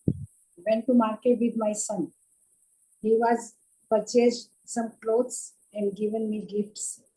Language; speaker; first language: English; non-native, learner; Hindi